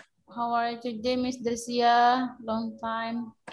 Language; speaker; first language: English; non-native, learner; Indonesian